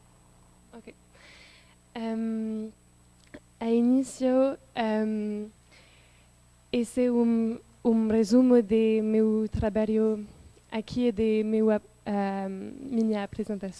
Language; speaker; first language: Portuguese; non-native, learner; French